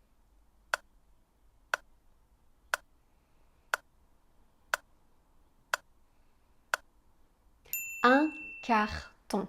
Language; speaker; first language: French; native; French